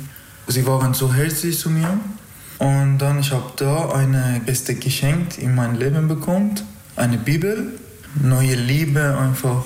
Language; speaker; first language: German; non-native, learner; Persian